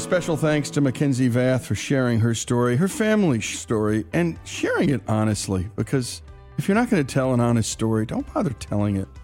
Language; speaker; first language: English; native; English